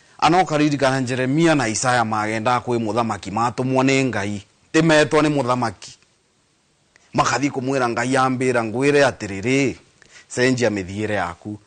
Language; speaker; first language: Kikuyu; non-native, local second language; Embu